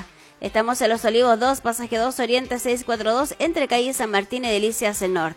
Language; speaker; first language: Spanish; native; Spanish